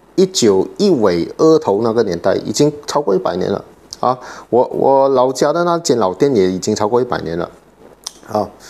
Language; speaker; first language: Chinese; native; Chinese